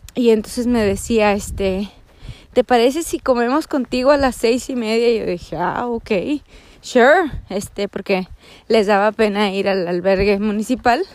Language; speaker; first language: Spanish; native; Spanish